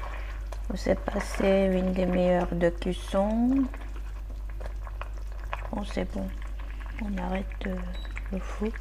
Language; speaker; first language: French; non-native, fluent; Korean